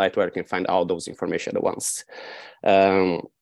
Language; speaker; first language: English; non-native, fluent; Portuguese